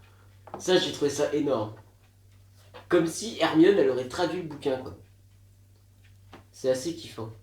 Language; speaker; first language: French; native; French